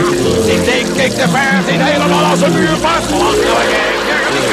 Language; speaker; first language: Dutch; native; Dutch